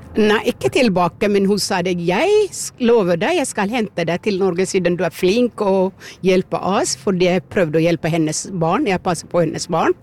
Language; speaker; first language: Norwegian; non-native, learner; Amharic